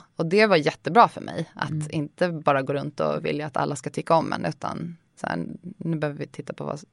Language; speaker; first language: Swedish; native; Swedish